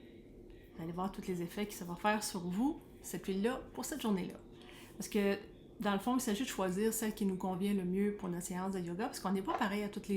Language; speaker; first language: French; native; French